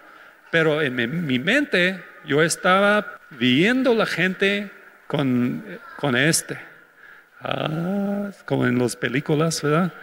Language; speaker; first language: Spanish; non-native, fluent; English